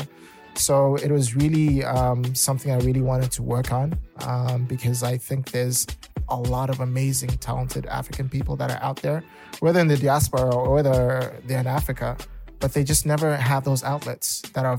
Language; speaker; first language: English; non-native, local second language; Shona